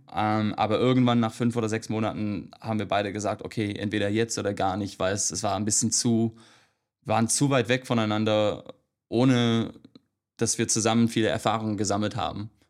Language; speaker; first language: German; non-native, fluent; English